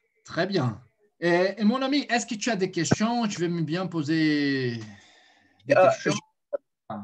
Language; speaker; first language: French; non-native, fluent; Portuguese